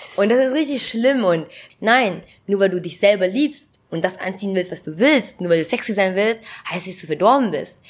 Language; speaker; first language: German; early bilingual, other home language; Vietnamese